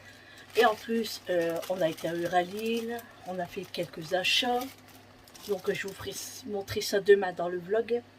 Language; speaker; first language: French; native; French